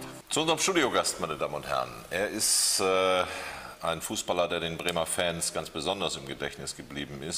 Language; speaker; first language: German; native; German